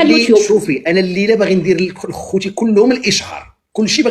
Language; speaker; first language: Arabic; native; Arabic